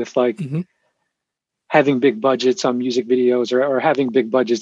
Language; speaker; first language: English; native; English